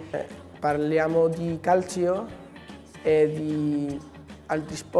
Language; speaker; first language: Italian; non-native, learner; Spanish